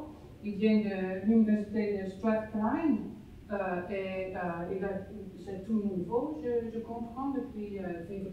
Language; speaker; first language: French; non-native, fluent; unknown